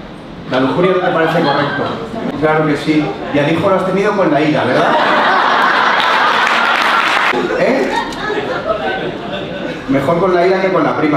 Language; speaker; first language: Spanish; native; Spanish